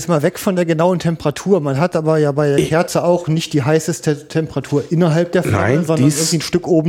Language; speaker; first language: German; native; German